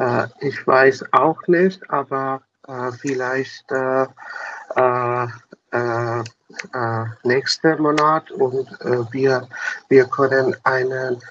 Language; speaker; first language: German; non-native, learner; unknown